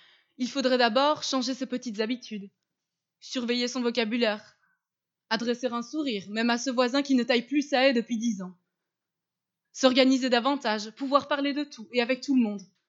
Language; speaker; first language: French; native; French